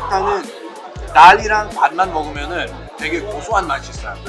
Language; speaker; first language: Korean; non-native, fluent; Nepali